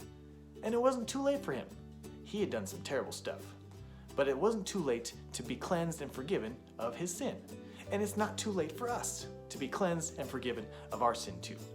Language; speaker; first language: English; native; English